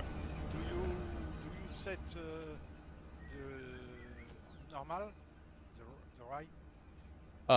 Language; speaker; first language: English; non-native, learner; French